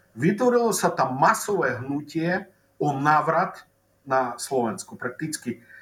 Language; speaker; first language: Slovak; non-native, local second language; Rusyn